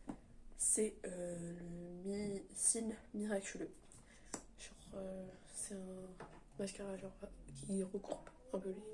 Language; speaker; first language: French; native; French